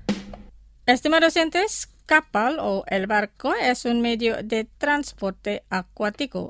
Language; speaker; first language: Spanish; non-native, fluent; Indonesian